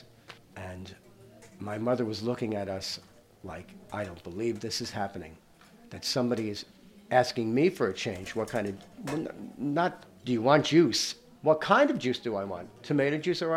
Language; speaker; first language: English; native; English